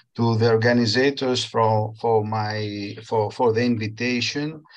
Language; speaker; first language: English; non-native, fluent; Greek